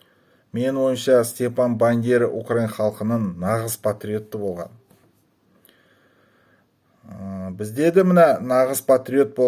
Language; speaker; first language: Kazakh; non-native, local second language; Russian